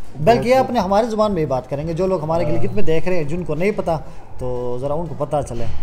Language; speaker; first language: Urdu; non-native, local second language; Shina